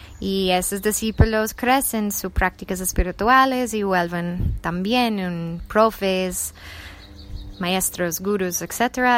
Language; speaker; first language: Spanish; non-native, fluent; English